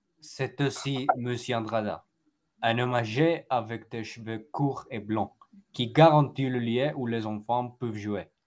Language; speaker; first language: French; non-native, learner; Spanish